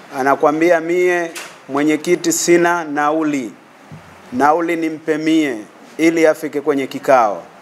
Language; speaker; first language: Swahili; native; Swahili